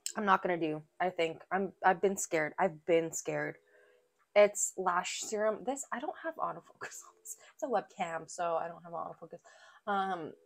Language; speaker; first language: English; native; English